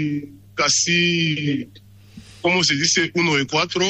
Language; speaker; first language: Spanish; non-native, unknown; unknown